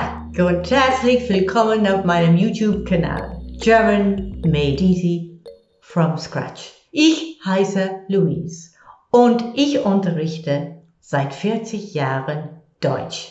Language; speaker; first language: German; non-native, fluent; English